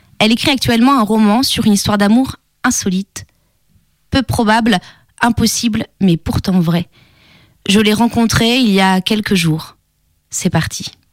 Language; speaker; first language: French; native; French